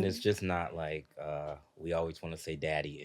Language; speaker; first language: English; native; English